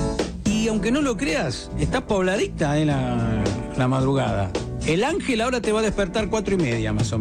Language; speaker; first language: Spanish; native; Spanish